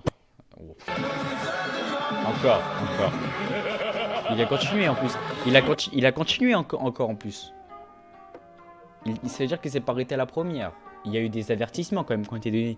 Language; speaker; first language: French; native; French